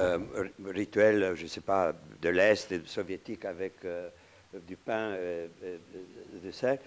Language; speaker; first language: French; non-native, fluent; Romanian